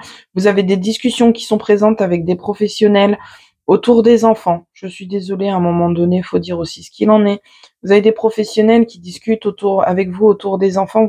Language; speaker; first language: French; native; French